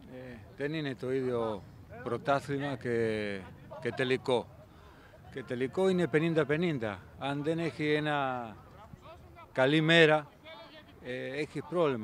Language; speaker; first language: Greek; non-native, learner; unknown